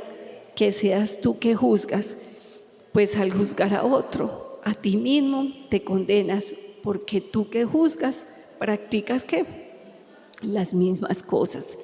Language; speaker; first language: Spanish; native; Spanish